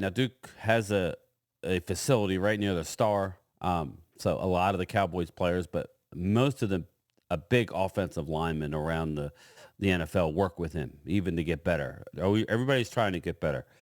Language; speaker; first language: English; native; English